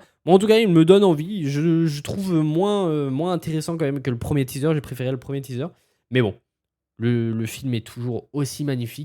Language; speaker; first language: French; native; French